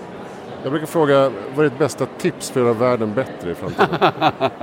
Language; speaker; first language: Swedish; native; Swedish